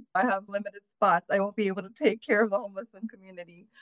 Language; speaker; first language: English; native; English